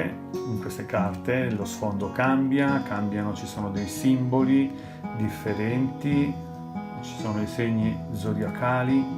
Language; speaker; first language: Italian; native; Italian